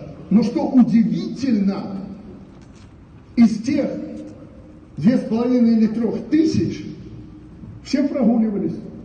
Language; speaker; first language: Russian; native; Russian